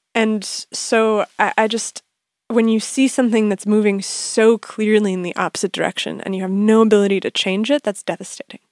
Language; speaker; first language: English; native; English